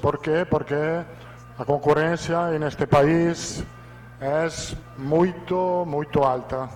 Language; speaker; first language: Portuguese; non-native, learner; Italian